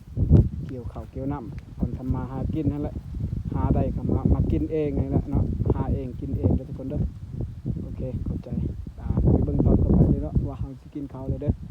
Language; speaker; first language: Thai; non-native, local second language; Northeastern Thai